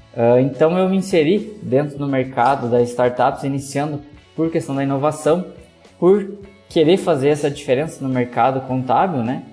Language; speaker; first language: Portuguese; native; Portuguese